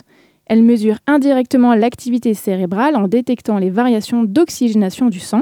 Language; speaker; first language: French; native; French